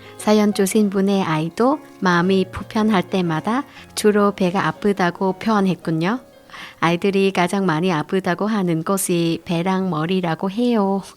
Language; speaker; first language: Korean; non-native, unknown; Vietnamese